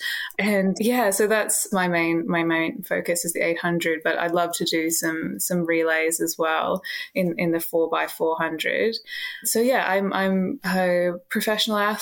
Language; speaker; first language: English; native; English